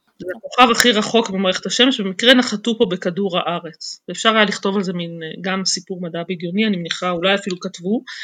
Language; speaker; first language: Hebrew; native; Hebrew